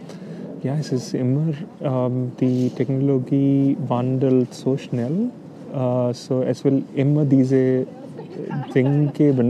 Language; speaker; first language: German; non-native, fluent; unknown